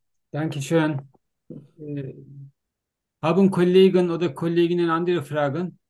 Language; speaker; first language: German; non-native, learner; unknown